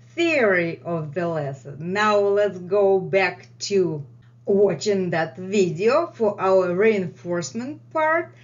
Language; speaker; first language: English; non-native, fluent; Russian